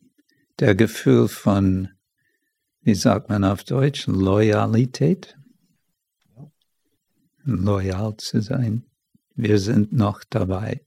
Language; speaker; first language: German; non-native, fluent; English